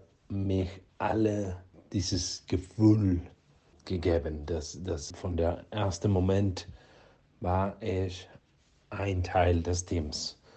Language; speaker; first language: German; non-native, learner; Spanish